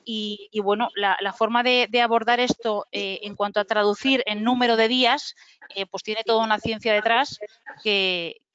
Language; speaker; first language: Spanish; native; Spanish